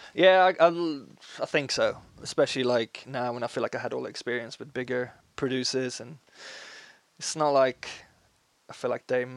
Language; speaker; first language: English; non-native, fluent; Swedish